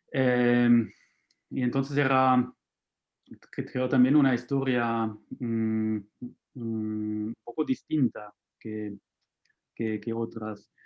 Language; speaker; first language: Spanish; non-native, fluent; German